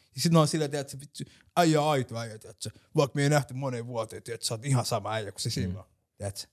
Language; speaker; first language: Finnish; early bilingual, other home language; Somali